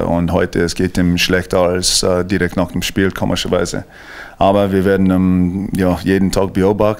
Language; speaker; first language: German; non-native, fluent; English